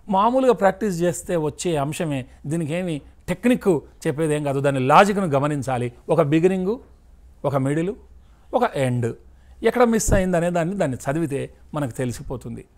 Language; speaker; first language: Telugu; native; Telugu